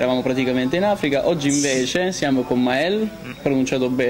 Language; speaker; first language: Italian; native; Italian